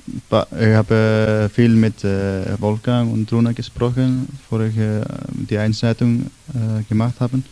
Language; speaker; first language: German; non-native, learner; Icelandic